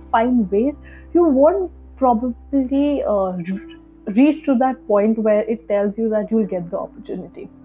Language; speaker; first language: English; non-native, local second language; Hindi